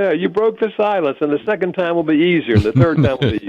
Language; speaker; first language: English; native; English